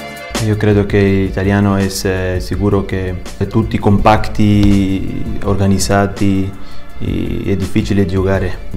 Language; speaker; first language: Italian; non-native, learner; Spanish